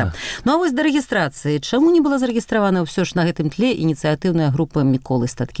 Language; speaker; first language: Belarusian; native; Belarusian